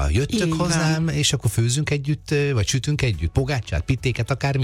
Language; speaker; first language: Hungarian; native; Hungarian